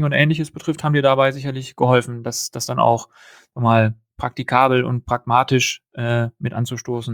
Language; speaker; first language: German; native; German